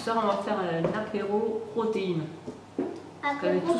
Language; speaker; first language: French; native; French